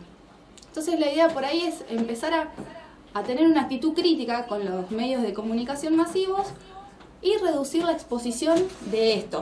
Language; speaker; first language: Spanish; native; Spanish